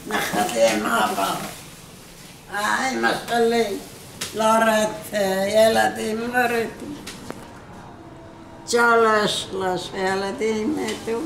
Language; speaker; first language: Hebrew; non-native, learner; Arabic